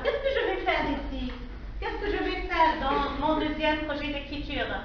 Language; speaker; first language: French; non-native, local second language; Arabic